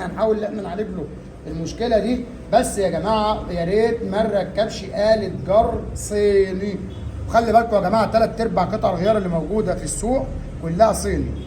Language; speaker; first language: Arabic; native; Arabic